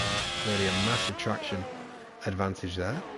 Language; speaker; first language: English; native; English